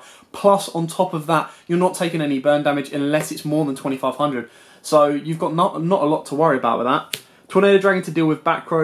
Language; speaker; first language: English; native; English